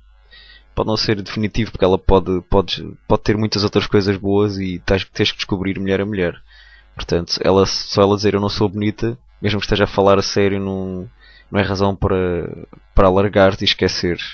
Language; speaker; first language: Portuguese; native; Portuguese